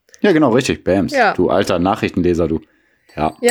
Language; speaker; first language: German; native; German